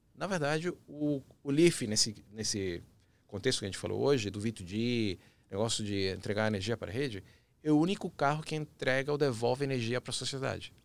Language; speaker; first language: Portuguese; early bilingual, other home language; Spanish